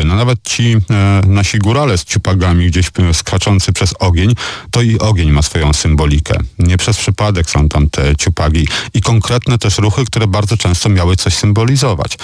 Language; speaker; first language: Polish; native; Polish